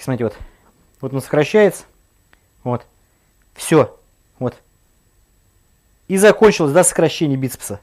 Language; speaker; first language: Russian; native; Russian